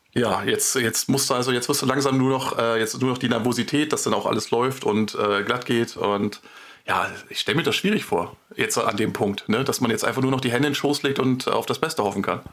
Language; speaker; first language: German; native; German